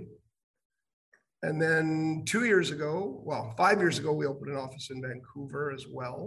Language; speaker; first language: English; native; English